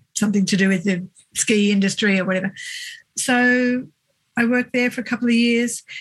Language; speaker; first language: English; native; English